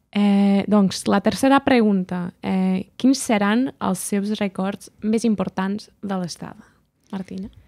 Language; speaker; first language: Catalan; non-native, fluent; French